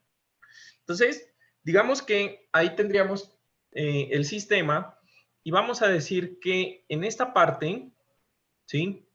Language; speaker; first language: Spanish; native; Spanish